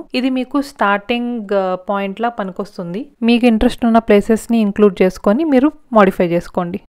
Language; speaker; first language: Telugu; native; Telugu